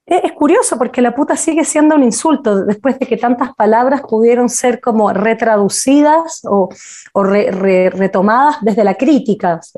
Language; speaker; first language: Spanish; native; Spanish